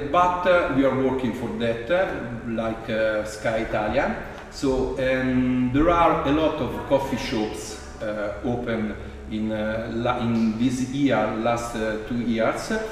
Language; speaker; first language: English; non-native, fluent; Italian